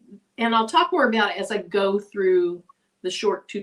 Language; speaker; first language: English; native; English